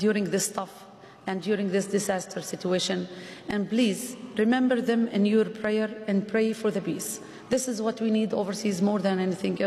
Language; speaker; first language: English; non-native, fluent; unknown